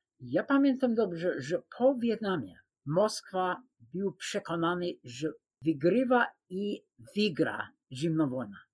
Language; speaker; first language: Polish; non-native, fluent; English